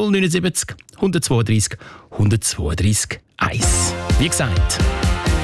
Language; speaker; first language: German; native; German